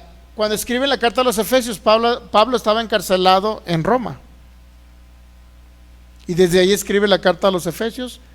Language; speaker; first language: Spanish; native; Spanish